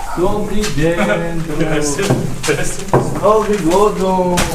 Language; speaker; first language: Russian; non-native, learner; Tajik